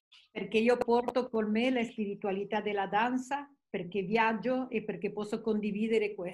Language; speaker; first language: Spanish; non-native, fluent; Italian